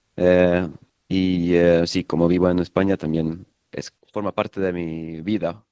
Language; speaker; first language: Spanish; non-native, fluent; Swedish